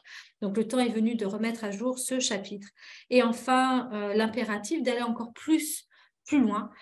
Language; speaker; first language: French; native; French